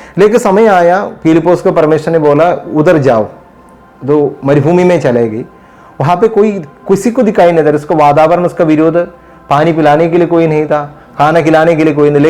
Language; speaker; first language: Hindi; non-native, local second language; Malayalam